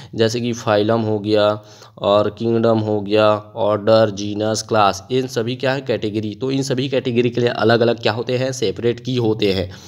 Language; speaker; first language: Hindi; native; Hindi